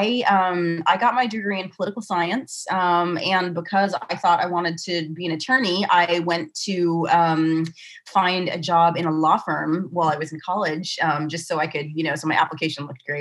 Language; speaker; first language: English; native; English